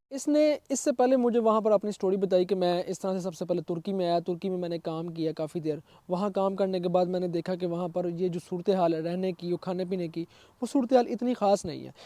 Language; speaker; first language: Urdu; non-native, local second language; Punjabi